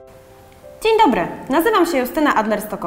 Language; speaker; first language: Polish; native; Polish